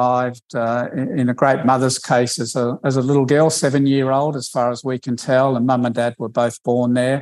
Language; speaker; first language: English; native; English